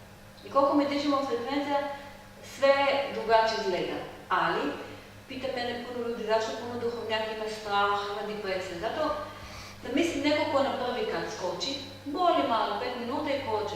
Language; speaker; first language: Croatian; non-native, learner; Hebrew